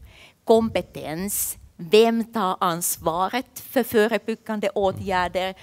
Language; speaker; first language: Swedish; non-native, fluent; Finnish